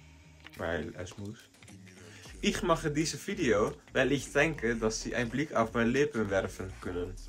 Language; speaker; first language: German; non-native, learner; Dutch